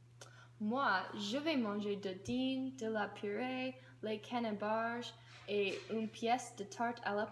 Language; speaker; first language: French; non-native, learner; English